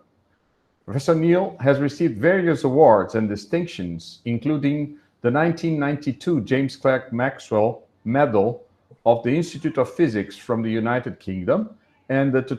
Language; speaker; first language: English; non-native, fluent; Portuguese